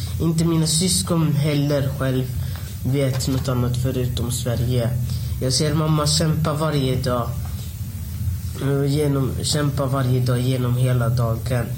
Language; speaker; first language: Swedish; early bilingual, other home language; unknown